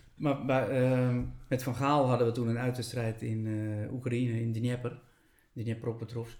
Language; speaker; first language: Dutch; native; Dutch